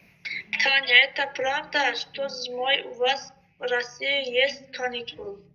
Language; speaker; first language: Russian; non-native, learner; Azerbaijani